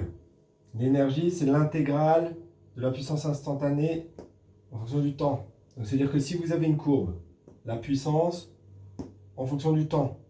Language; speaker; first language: French; native; French